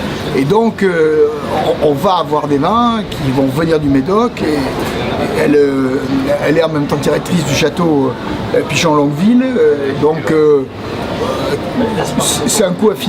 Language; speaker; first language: French; native; French